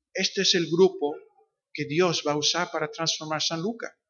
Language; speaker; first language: Spanish; non-native, fluent; English